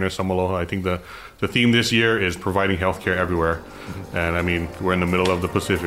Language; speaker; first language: English; native; English